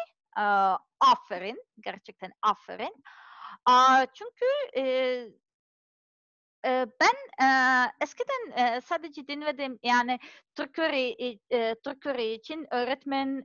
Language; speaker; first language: Turkish; non-native, learner; Serbian